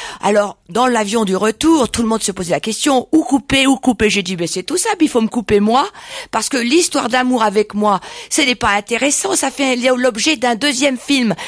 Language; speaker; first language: French; native; French